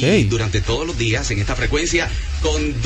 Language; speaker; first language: Spanish; native; Spanish